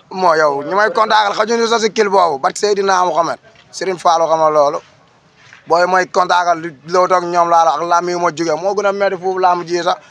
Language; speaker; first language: Wolof; native; Wolof